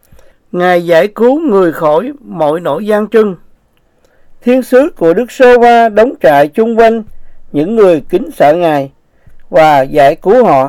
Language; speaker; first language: Vietnamese; native; Vietnamese